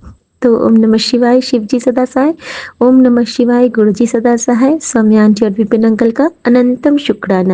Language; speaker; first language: Hindi; native; Hindi